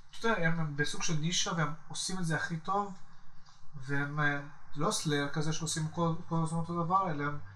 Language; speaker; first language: Hebrew; native; Hebrew